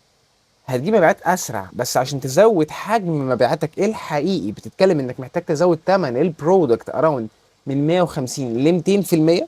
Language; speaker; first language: Arabic; native; Arabic